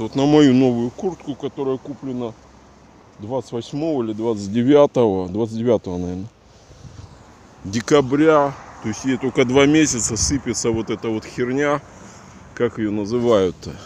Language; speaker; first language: Russian; native; Russian